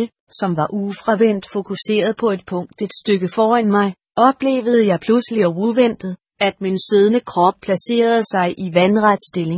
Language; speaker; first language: Danish; native; Danish